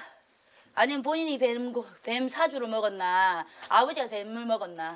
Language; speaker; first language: Korean; native; Korean